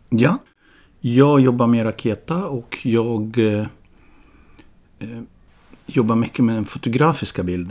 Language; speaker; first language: Swedish; non-native, fluent; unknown